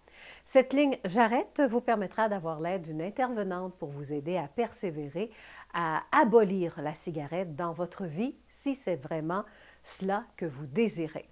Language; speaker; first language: French; native; French